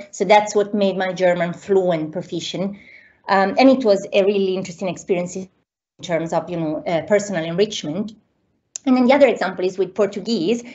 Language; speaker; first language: English; non-native, fluent; Italian